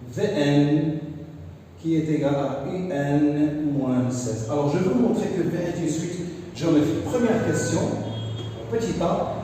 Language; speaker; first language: French; non-native, local second language; Arabic